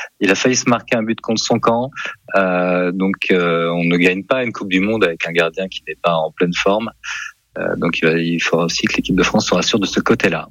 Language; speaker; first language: French; native; French